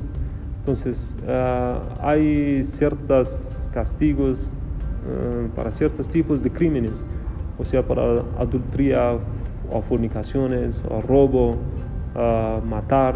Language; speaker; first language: Spanish; non-native, fluent; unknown